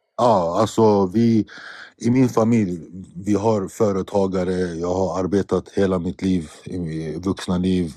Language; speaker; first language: Swedish; early bilingual, other home language; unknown